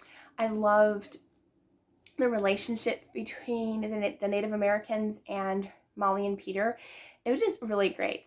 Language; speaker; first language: English; native; English